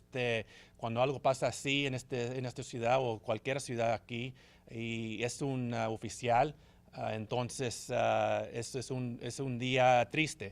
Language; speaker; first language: Spanish; early bilingual, heritage; Spanish